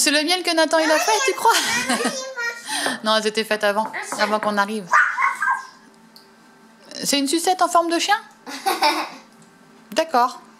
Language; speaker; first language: French; native; French